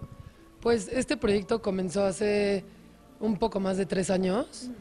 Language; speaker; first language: Spanish; native; Spanish